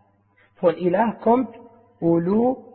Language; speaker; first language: German; non-native, fluent; Arabic